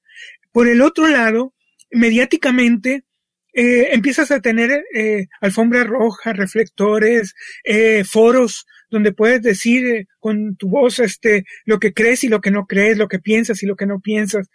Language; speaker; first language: Spanish; native; Spanish